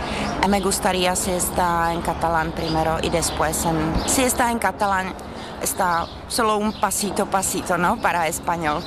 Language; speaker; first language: Spanish; non-native, learner; Czech